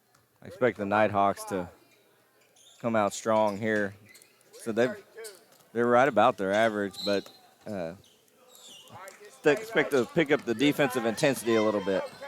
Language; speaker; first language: English; native; English